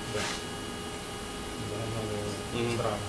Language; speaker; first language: Bulgarian; non-native, learner; Italian